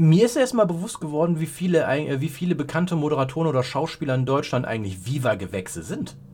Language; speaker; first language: German; native; German